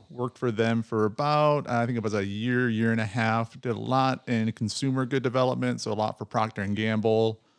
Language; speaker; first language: English; native; English